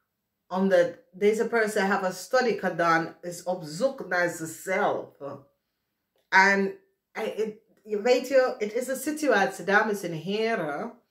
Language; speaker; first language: Dutch; non-native, fluent; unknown